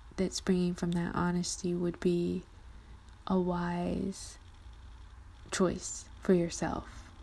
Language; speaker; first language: English; early bilingual, other home language; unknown